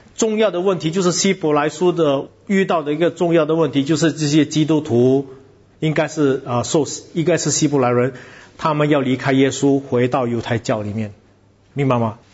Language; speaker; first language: Chinese; non-native, local second language; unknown